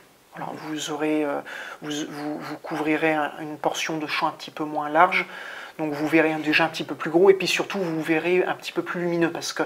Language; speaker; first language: French; native; French